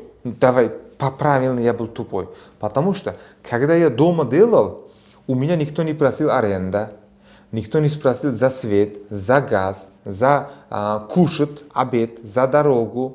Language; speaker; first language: Russian; non-native, local second language; Uzbek